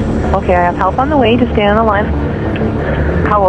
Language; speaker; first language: English; native; English